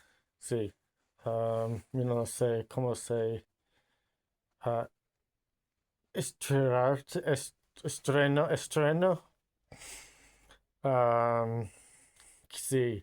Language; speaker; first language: Spanish; non-native, learner; English